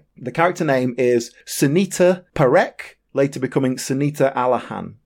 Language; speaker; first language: English; native; English